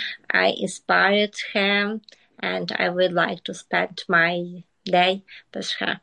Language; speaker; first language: English; non-native, learner; Ukrainian